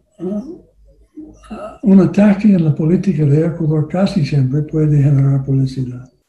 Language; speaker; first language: Spanish; non-native, learner; English